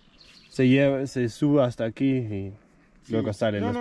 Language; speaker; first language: Spanish; non-native, fluent; Danish